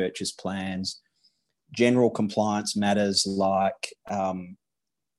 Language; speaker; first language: English; native; English